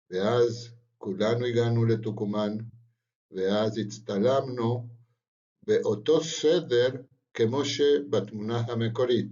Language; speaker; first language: Hebrew; non-native, fluent; Spanish